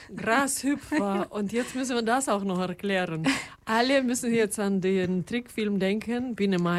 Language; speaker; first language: German; non-native, fluent; Russian